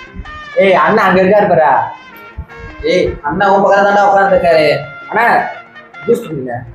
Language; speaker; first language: Tamil; native; Tamil